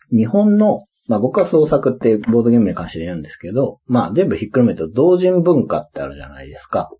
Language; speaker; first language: Japanese; native; Japanese